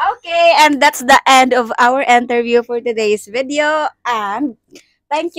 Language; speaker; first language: English; non-native, local second language; Cebuano